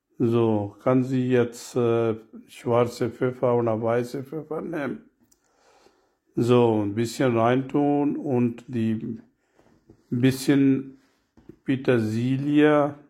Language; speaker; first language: German; non-native, learner; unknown